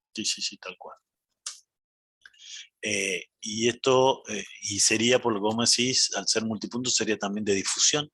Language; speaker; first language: Spanish; native; Spanish